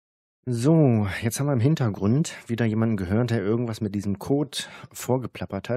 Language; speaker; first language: German; native; German